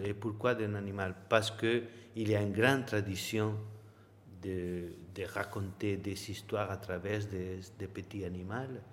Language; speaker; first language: French; non-native, learner; Spanish